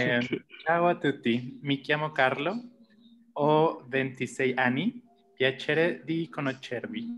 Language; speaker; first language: Italian; non-native, learner; Spanish